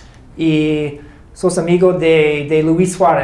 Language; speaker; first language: Spanish; non-native, learner; English